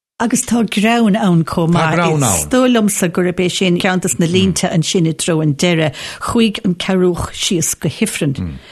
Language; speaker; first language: Irish; native; Irish